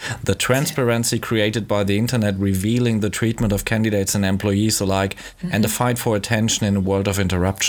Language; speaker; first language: English; non-native, fluent; German